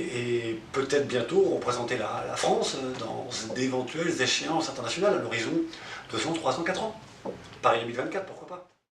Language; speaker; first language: French; native; French